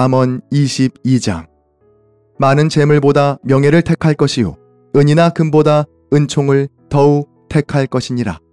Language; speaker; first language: Korean; native; Korean